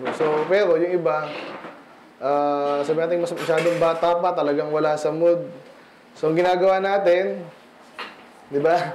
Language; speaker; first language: Filipino; native; Filipino